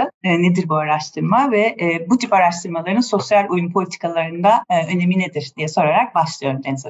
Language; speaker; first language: Turkish; native; Turkish